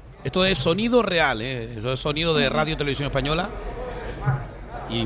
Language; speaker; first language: Spanish; native; Spanish